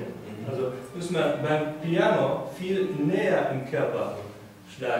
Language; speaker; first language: German; non-native, fluent; Japanese